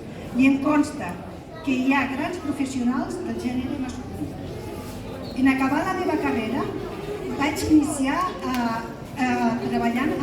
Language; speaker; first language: Catalan; native; Catalan